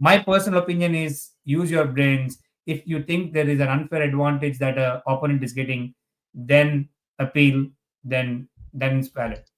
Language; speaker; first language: English; non-native, local second language; Hindi